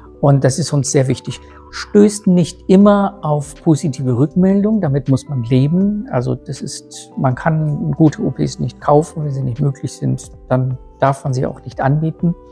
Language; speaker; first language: German; early bilingual, other home language; Persian